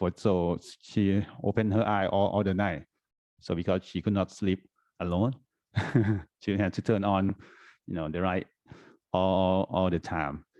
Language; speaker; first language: English; non-native, fluent; Thai